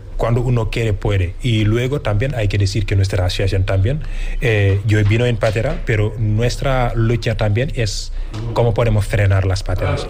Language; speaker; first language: Spanish; non-native, fluent; Wolof